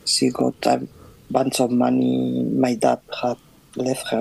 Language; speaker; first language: English; non-native, fluent; Spanish